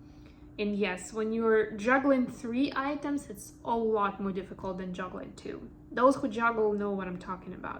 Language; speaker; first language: English; non-native, fluent; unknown